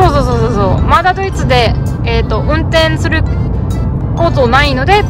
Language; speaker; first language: Japanese; non-native, learner; German